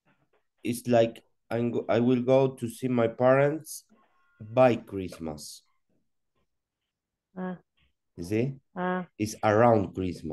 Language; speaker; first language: English; non-native, learner; Spanish